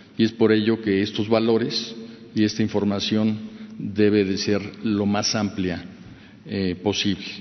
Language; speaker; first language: Spanish; native; Spanish